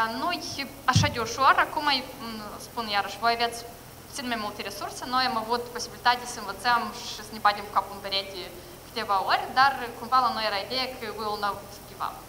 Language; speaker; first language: Romanian; non-native, local second language; Russian